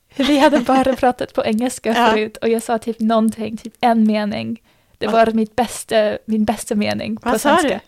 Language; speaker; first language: Swedish; non-native, fluent; English